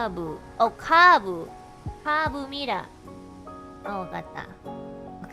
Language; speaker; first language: Japanese; non-native, learner; Chinese